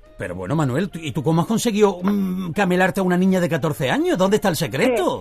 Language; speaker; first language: Spanish; native; Spanish